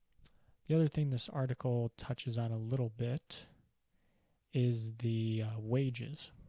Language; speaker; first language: English; native; English